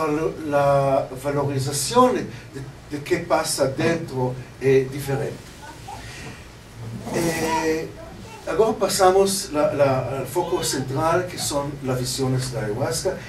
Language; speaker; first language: Spanish; non-native, learner; Hebrew